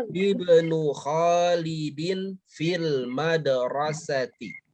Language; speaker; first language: Arabic; non-native, fluent; Indonesian